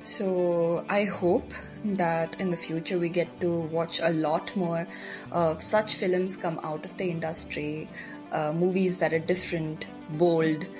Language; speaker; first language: English; non-native, local second language; Malayalam